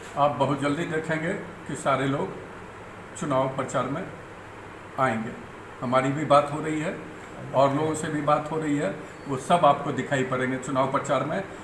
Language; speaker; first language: Hindi; native; Hindi